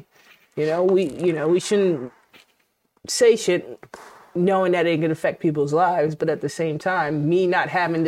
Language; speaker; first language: English; native; English